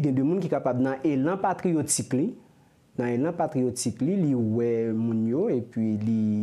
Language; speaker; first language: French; non-native, local second language; Haitian Creole